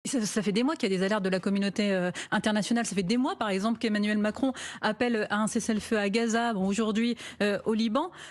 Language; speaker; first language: French; native; French